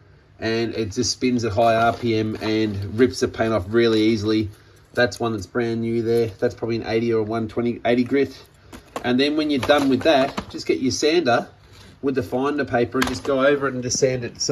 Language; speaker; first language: English; native; English